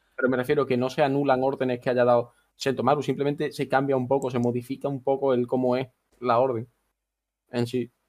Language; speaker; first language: Spanish; native; Spanish